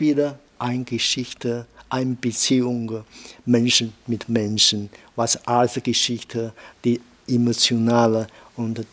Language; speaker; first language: German; non-native, learner; Chinese